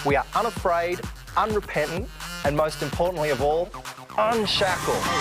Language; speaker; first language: English; native; English